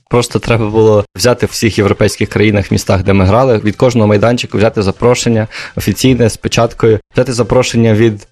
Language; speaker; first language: Ukrainian; native; Ukrainian